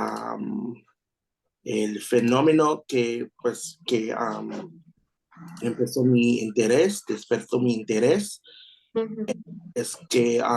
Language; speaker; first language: Spanish; non-native, learner; English